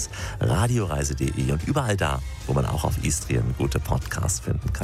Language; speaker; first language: German; native; German